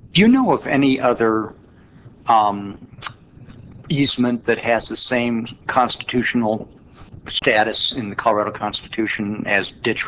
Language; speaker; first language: English; native; English